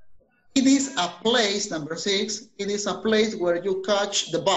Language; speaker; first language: English; non-native, fluent; Spanish